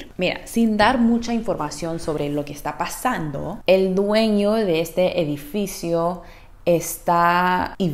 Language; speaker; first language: Spanish; early bilingual, heritage; Spanish